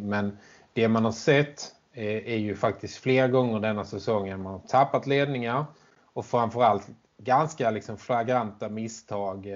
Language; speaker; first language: Swedish; native; Swedish